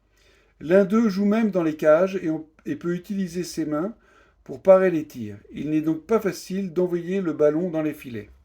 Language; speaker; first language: French; native; French